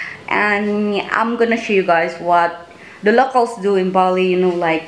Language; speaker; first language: English; non-native, fluent; Indonesian